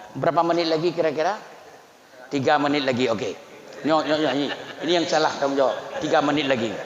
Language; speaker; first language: Malay; non-native, local second language; Achinese